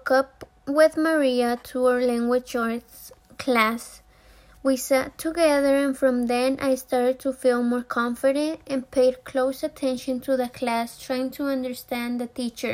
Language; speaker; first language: English; early bilingual, other home language; Spanish